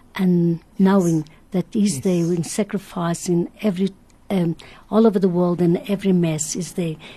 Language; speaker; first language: English; non-native, learner; Portuguese